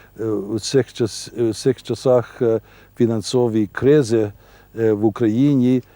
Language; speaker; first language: Ukrainian; early bilingual, heritage; Ukrainian